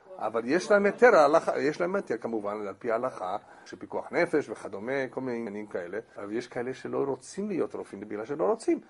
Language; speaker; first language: Hebrew; non-native, fluent; English